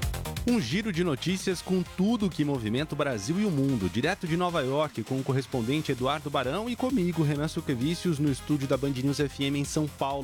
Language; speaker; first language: Portuguese; native; Portuguese